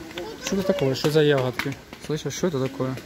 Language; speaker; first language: Russian; native; Russian